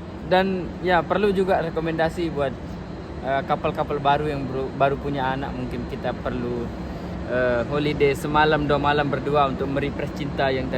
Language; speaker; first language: Indonesian; non-native, local second language; Sasak